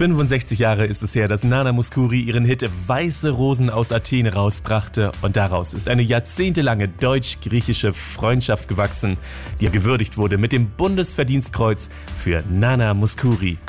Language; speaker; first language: German; native; German